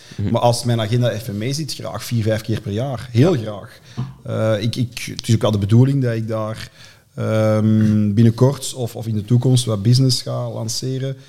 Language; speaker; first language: Dutch; native; Dutch